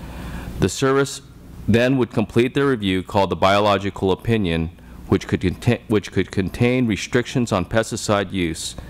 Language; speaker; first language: English; native; English